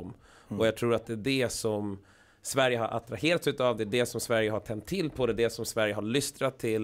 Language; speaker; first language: Swedish; native; Swedish